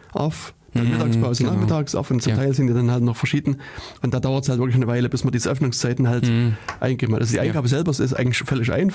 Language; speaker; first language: German; native; German